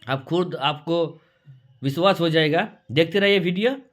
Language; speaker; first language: Hindi; non-native, local second language; Bangla